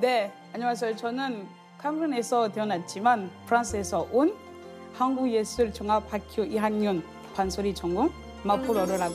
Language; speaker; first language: Korean; non-native, learner; French